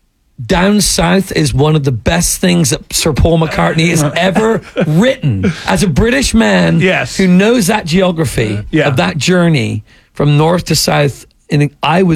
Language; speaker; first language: English; native; English